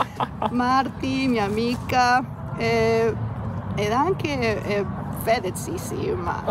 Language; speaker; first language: Italian; non-native, learner; Spanish